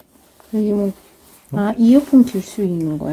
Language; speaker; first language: Korean; non-native, fluent; Russian